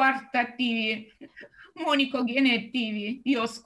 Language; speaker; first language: Finnish; non-native, learner; Russian